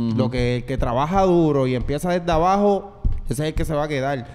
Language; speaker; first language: Spanish; native; Spanish